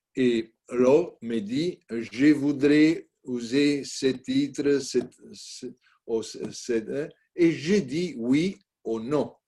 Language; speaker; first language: French; non-native, learner; Italian